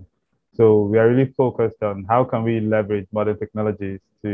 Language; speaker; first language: English; non-native, local second language; Igbo